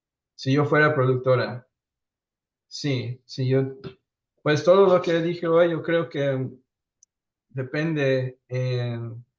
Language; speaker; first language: Spanish; early bilingual, heritage; Spanish